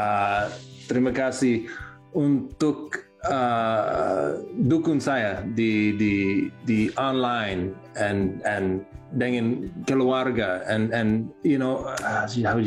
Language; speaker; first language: Indonesian; non-native, learner; English